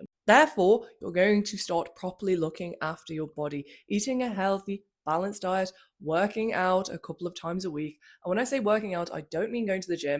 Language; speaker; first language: English; native; English